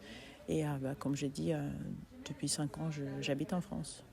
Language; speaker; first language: French; non-native, fluent; Hungarian